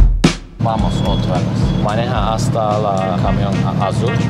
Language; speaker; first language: Spanish; non-native, learner; Turkish